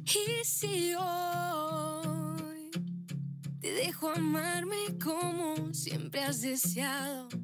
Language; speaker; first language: Spanish; native; Spanish